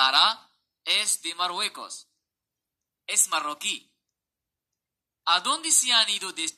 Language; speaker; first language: Spanish; non-native, fluent; Arabic